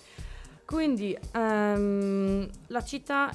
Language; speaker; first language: Italian; non-native, learner; English